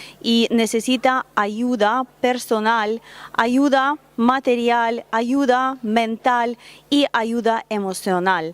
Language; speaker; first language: Spanish; non-native, learner; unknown